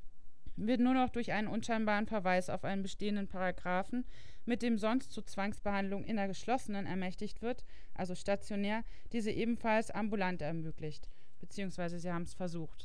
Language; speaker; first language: German; native; German